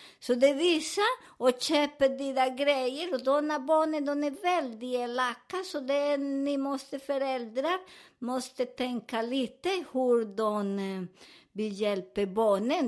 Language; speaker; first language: Swedish; non-native, fluent; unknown